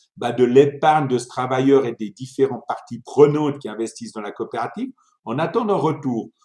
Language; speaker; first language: French; early bilingual, other home language; Italian